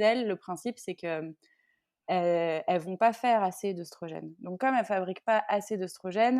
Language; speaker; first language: French; native; French